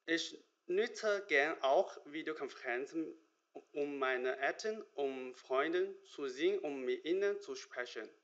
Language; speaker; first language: German; non-native, learner; Chinese